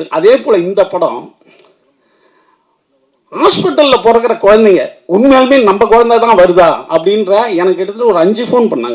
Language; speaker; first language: Tamil; native; Tamil